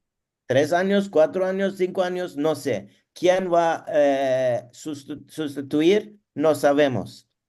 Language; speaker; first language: Spanish; non-native, learner; Turkish